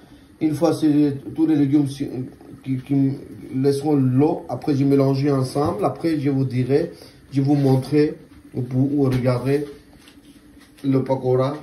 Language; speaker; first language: French; non-native, learner; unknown